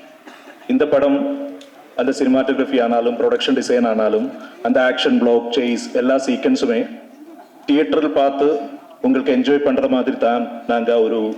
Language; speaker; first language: Tamil; non-native, learner; Malayalam